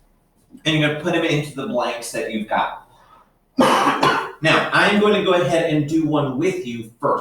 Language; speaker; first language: English; native; English